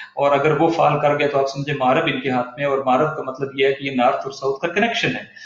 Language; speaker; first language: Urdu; non-native, local second language; Punjabi